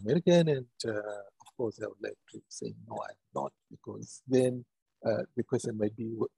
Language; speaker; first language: English; non-native, local second language; Shona